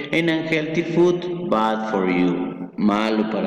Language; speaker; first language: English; non-native, fluent; Spanish